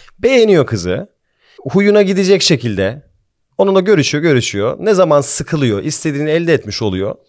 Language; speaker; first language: Turkish; early bilingual, heritage; Turkish